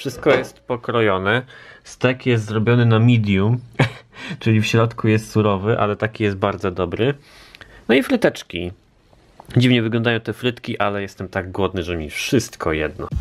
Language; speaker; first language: Polish; native; Polish